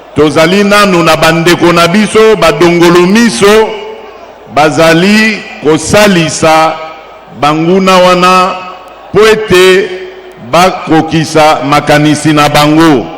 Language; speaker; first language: Lingala; native; Lingala